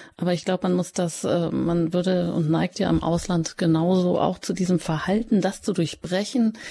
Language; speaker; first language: German; native; German